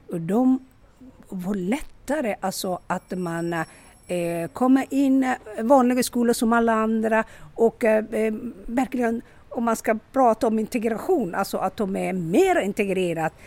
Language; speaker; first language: Swedish; non-native, local second language; Somali